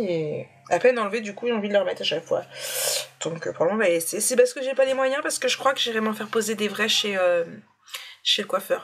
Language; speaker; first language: French; native; French